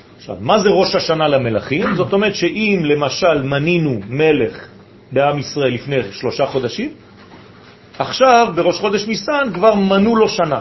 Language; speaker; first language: Hebrew; non-native, fluent; French